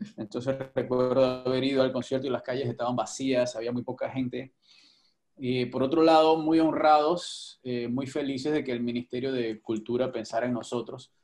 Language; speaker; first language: Spanish; native; Spanish